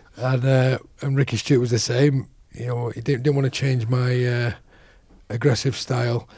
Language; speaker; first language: English; native; English